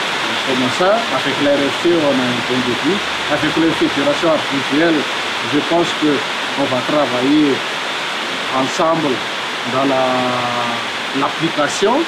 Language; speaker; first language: French; non-native, local second language; Malagasy